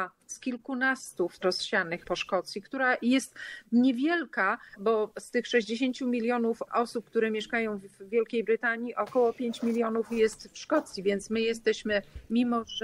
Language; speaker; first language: Polish; native; Polish